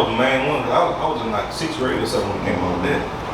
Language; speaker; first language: English; native; English